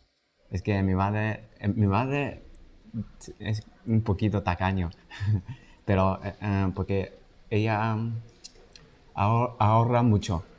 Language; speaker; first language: Spanish; non-native, learner; Chinese